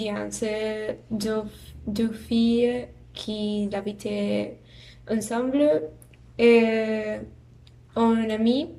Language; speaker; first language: French; non-native, learner; Spanish